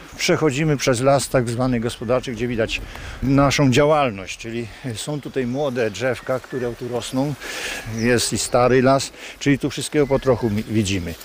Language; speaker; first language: Polish; native; Polish